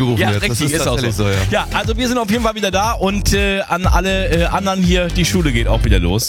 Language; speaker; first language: German; native; German